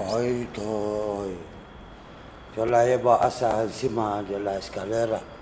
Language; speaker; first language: Spanish; non-native, learner; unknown